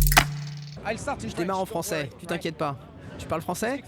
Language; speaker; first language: French; native; French